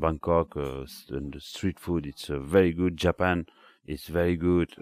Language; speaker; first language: English; non-native, learner; French